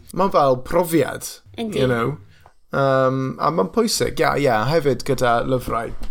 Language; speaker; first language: Welsh; non-native, local second language; English